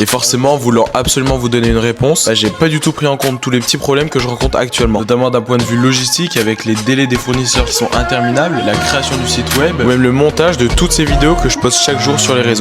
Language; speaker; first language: French; native; French